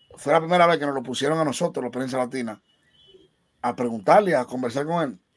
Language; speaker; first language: Spanish; native; Spanish